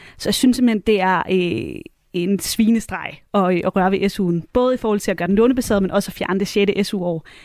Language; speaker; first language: Danish; native; Danish